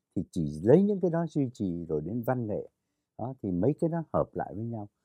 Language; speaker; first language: Vietnamese; native; Vietnamese